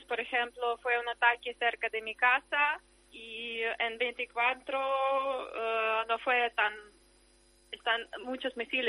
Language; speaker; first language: Spanish; non-native, learner; Ukrainian